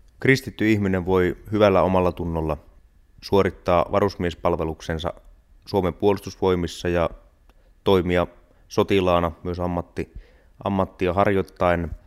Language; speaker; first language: Finnish; native; Finnish